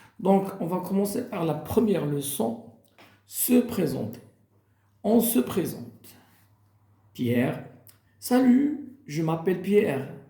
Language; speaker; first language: French; non-native, local second language; Arabic